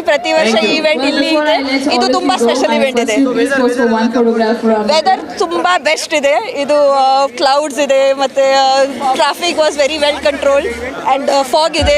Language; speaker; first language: Kannada; non-native, learner; Hindi